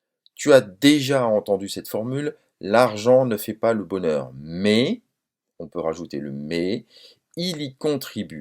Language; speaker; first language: French; native; French